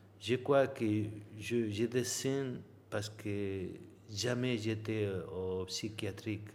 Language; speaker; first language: French; non-native, learner; Spanish